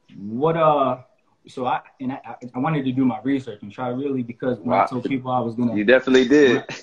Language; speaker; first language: English; native; English